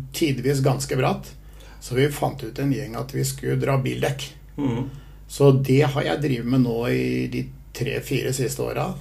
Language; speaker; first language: Norwegian; native; Norwegian